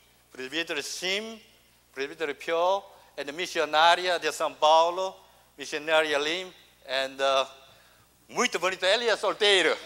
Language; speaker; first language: Portuguese; non-native, learner; Korean